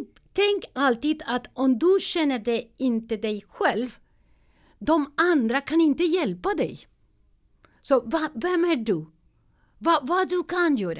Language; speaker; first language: Swedish; non-native, learner; Spanish